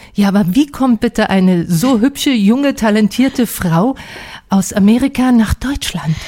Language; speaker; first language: German; native; German